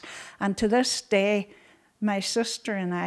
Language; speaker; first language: English; native; English